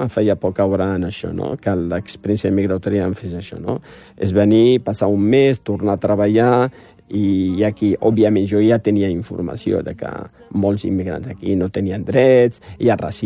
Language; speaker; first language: Catalan; non-native, fluent; Arabic